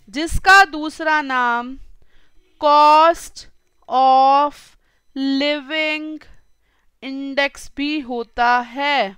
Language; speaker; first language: Hindi; native; Hindi